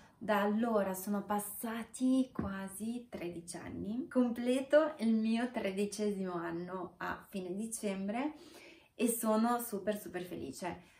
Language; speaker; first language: Italian; non-native, fluent; Romanian